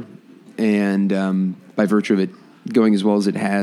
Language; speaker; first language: English; native; English